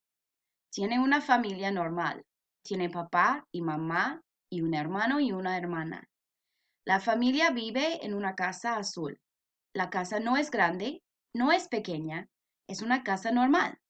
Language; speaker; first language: Spanish; non-native, fluent; English